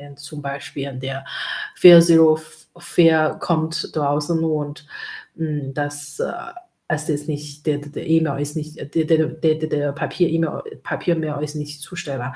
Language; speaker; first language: German; non-native, learner; Chinese